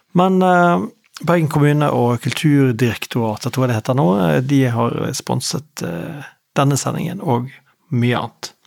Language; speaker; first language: Norwegian; native; Norwegian